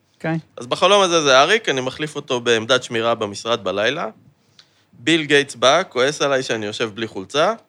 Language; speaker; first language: Hebrew; native; Hebrew